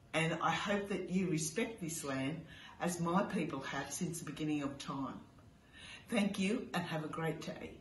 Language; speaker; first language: English; native; English